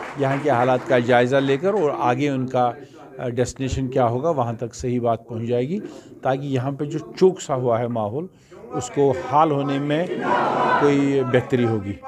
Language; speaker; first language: Hindi; non-native, local second language; Kashmiri